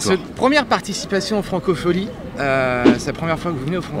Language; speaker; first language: French; native; French